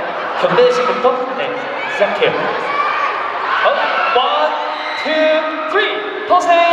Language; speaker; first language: Korean; non-native, learner; Cantonese